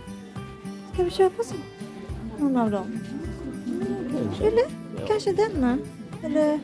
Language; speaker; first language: Swedish; non-native, learner; Japanese